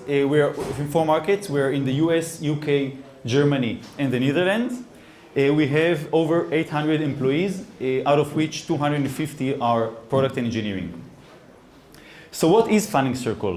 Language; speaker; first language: English; non-native, fluent; Hebrew